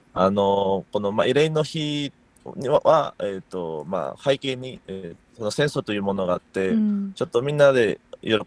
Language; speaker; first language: Japanese; non-native, fluent; Spanish